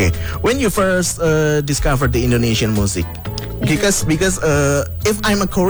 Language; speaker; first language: English; non-native, fluent; Indonesian